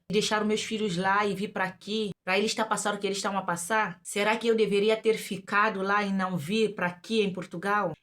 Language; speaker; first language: Portuguese; native; Portuguese